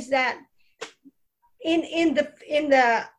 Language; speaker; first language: English; non-native, local second language; Bikol